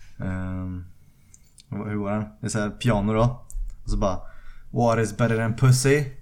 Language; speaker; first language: Swedish; early bilingual, other home language; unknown